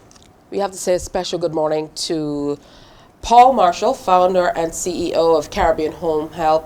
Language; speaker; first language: English; native; English